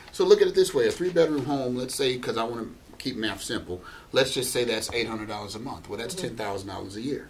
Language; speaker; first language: English; native; English